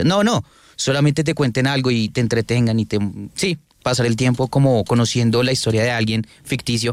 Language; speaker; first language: Spanish; native; Spanish